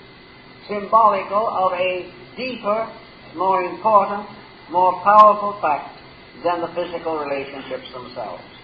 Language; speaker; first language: English; native; English